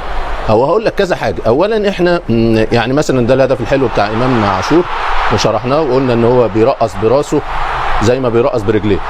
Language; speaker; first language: Arabic; native; Arabic